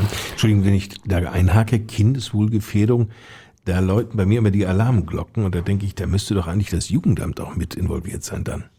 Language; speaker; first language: German; native; German